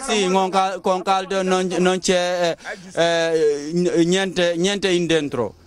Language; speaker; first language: Italian; non-native, learner; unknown